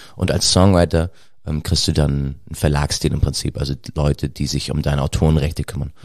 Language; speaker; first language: German; native; German